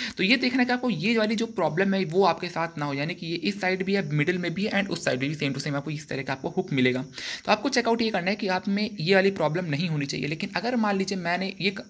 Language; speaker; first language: Hindi; native; Hindi